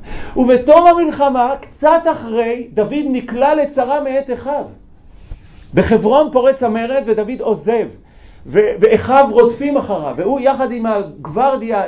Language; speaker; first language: Hebrew; native; Hebrew